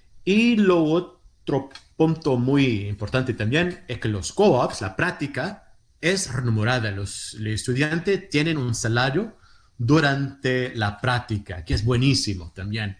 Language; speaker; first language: Spanish; non-native, fluent; Portuguese